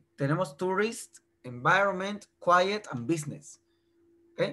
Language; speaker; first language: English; non-native, fluent; Spanish